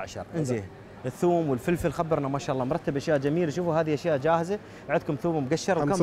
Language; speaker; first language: Arabic; native; Arabic